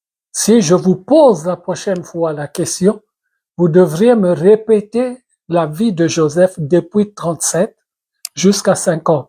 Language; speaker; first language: French; non-native, local second language; Lingala